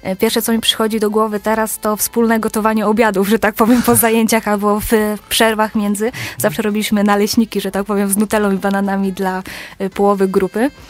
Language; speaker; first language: Polish; native; Polish